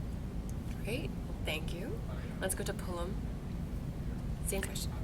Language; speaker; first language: English; native; English